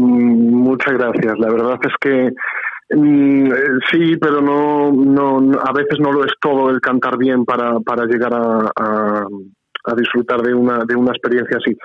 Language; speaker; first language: Spanish; native; Spanish